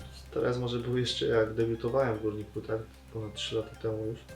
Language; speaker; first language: Polish; native; Polish